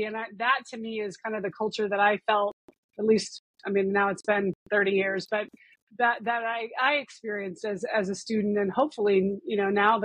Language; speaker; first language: English; native; English